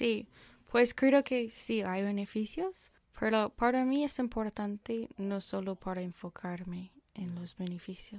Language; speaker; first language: Spanish; non-native, fluent; English